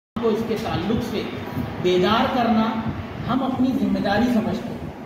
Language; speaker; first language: Urdu; native; Urdu